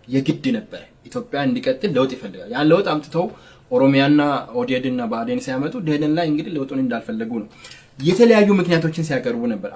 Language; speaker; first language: Amharic; non-native, local second language; Sidamo